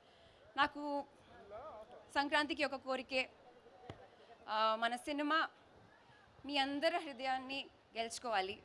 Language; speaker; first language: Telugu; non-native, learner; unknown